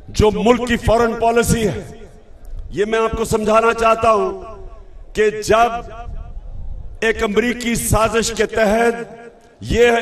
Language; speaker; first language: Urdu; native; Urdu